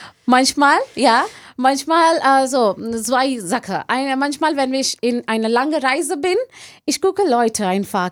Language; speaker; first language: German; non-native, learner; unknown